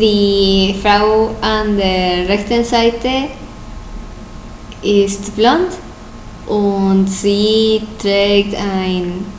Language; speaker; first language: German; non-native, learner; Spanish